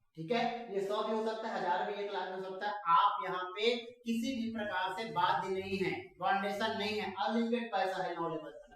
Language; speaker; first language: Hindi; non-native, local second language; Marathi